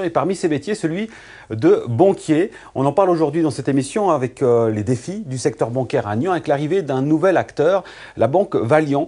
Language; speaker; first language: French; native; French